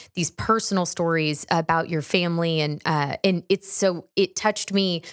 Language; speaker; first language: English; native; English